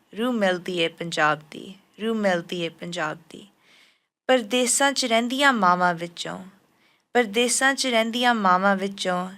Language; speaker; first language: Punjabi; early bilingual, heritage; Punjabi